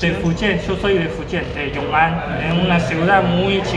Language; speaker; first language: Spanish; non-native, learner; Chinese